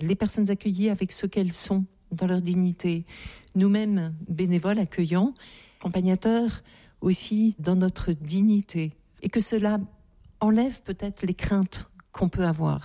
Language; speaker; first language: French; native; French